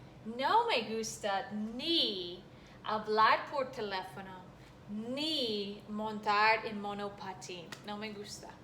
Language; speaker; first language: Spanish; non-native, fluent; English